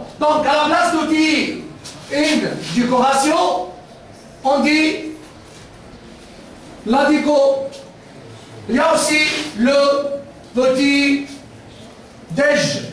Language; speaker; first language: French; non-native, fluent; Arabic